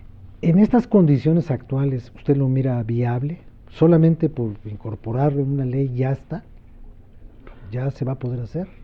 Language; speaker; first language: Spanish; native; Spanish